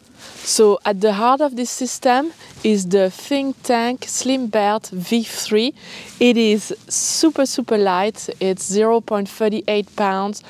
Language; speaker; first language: English; non-native, fluent; French